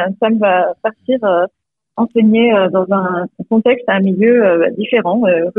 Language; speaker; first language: French; native; French